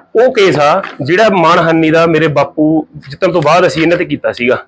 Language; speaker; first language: Punjabi; native; Punjabi